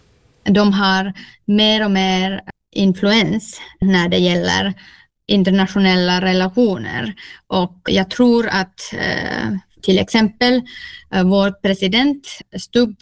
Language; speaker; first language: Swedish; non-native, local second language; Finnish